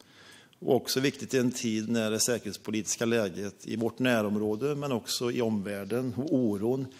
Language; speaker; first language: Swedish; native; Swedish